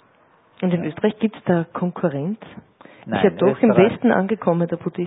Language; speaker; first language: German; native; German